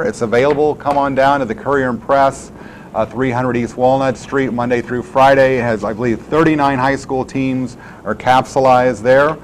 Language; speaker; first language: English; native; English